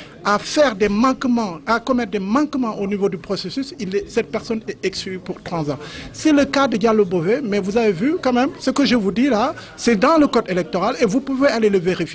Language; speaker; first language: French; non-native, local second language; Wolof